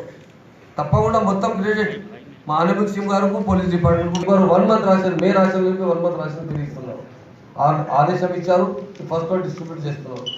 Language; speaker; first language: Telugu; non-native, local second language; Urdu